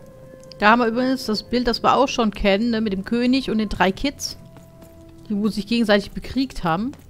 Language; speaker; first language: German; native; German